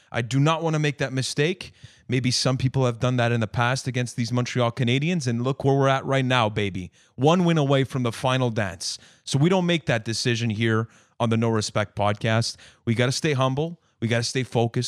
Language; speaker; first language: English; native; English